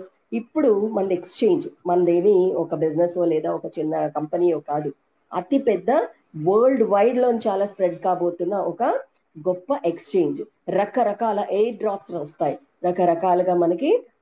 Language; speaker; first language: Telugu; native; Telugu